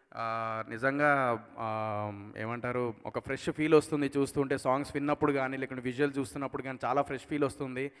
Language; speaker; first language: Telugu; native; Telugu